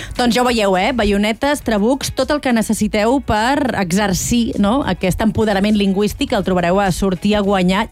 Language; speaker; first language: Catalan; native; Catalan